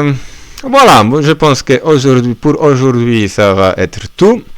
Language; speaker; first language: French; non-native, learner; Polish